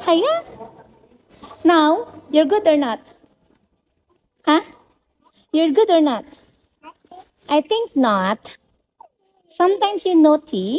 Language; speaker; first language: English; non-native, local second language; Filipino